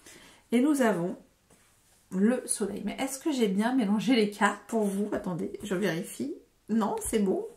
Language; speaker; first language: French; native; French